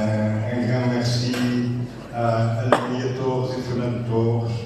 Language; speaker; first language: French; non-native, fluent; Portuguese